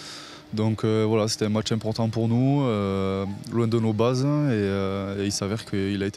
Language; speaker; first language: French; native; French